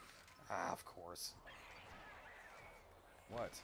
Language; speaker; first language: English; native; English